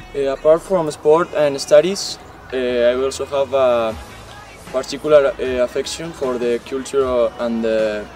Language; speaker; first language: English; non-native, learner; Spanish